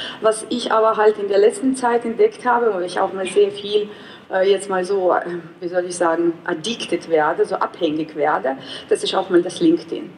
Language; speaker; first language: German; non-native, fluent; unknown